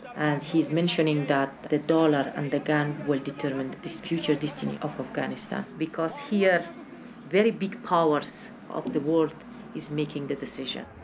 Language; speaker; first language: English; non-native, fluent; Persian